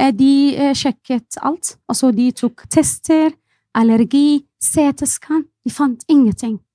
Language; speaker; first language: Norwegian; non-native, fluent; Arabic